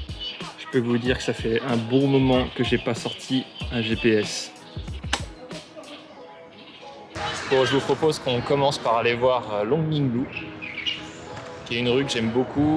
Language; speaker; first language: French; native; French